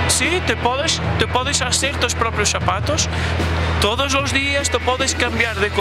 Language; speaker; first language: Spanish; non-native, fluent; Portuguese